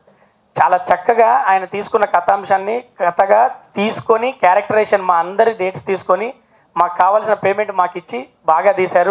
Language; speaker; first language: Telugu; native; Telugu